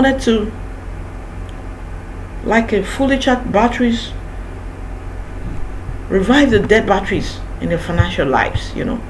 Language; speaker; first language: English; non-native, local second language; Yoruba